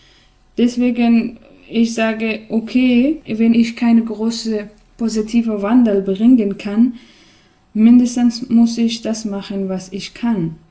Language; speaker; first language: German; non-native, learner; Persian